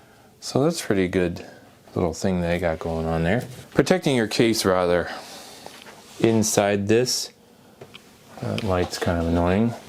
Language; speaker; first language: English; native; English